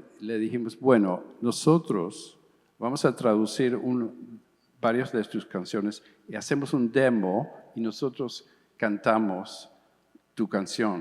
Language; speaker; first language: Spanish; early bilingual, heritage; English